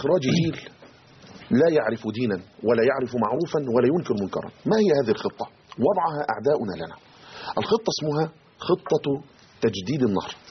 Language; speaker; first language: Arabic; native; Arabic